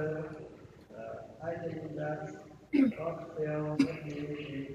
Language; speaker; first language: English; non-native, learner; Vietnamese